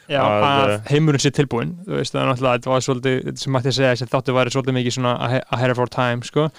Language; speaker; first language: Icelandic; early bilingual, other home language; Portuguese